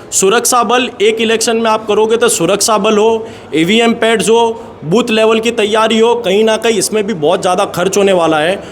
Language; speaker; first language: Hindi; non-native, local second language; Gujarati